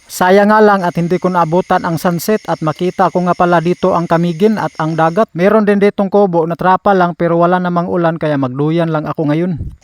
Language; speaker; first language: Filipino; non-native, local second language; Cebuano